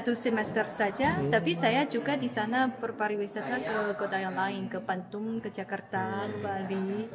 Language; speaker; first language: Indonesian; non-native, fluent; Chinese